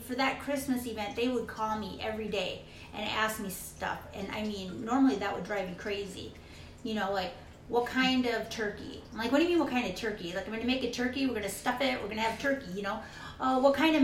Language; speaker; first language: English; native; English